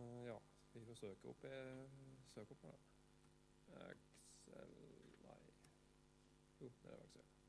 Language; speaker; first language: Norwegian; native; Norwegian